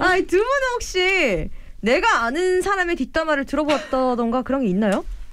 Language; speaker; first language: Korean; native; Korean